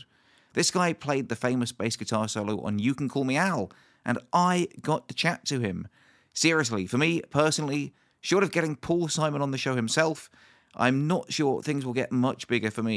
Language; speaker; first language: English; native; English